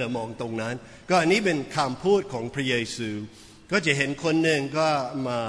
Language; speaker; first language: Thai; non-native, fluent; English